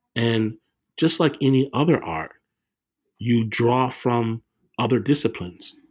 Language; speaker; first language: English; native; English